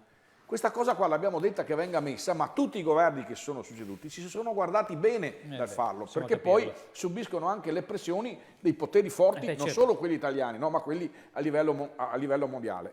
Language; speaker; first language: Italian; native; Italian